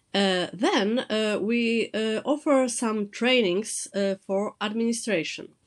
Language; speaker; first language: English; non-native, fluent; Polish